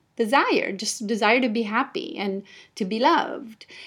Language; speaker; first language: English; non-native, fluent; Italian